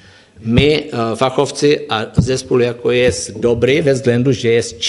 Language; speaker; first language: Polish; non-native, learner; Czech